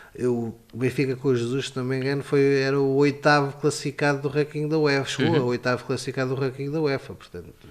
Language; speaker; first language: Portuguese; native; Portuguese